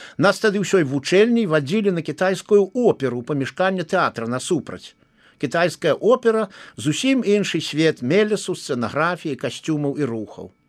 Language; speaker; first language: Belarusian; native; Belarusian